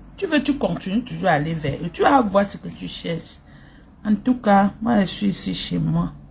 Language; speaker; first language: French; native; French